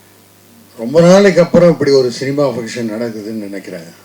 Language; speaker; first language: Tamil; native; Tamil